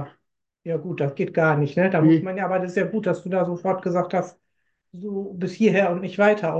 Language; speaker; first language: German; native; German